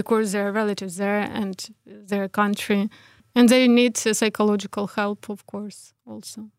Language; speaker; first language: English; non-native, fluent; Ukrainian